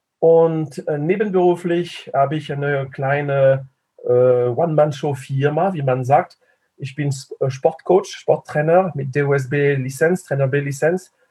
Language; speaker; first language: German; non-native, fluent; French